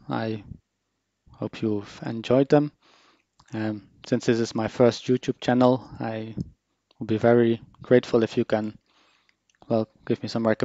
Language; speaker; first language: English; non-native, fluent; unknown